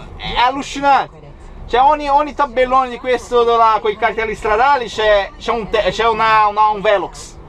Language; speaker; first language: Italian; non-native, fluent; Portuguese